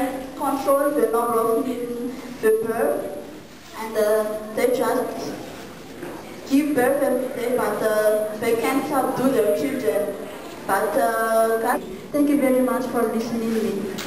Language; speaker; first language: English; non-native, learner; Malagasy